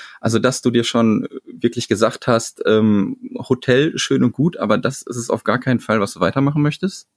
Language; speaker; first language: German; native; German